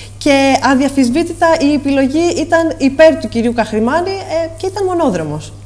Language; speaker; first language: Greek; native; Greek